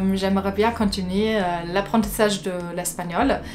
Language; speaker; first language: French; non-native, fluent; German